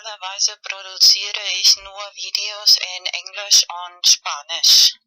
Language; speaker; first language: German; non-native, fluent; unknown